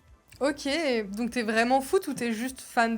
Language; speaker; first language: French; native; French